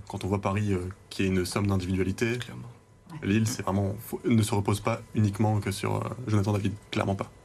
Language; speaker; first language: French; native; French